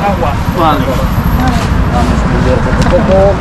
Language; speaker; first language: Spanish; non-native, learner; Filipino